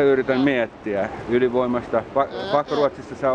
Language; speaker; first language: Finnish; early bilingual, heritage; Finnish